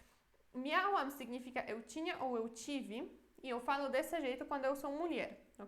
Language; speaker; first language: Portuguese; non-native, fluent; Polish